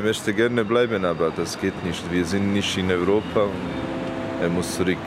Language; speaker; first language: German; non-native, learner; Bosnian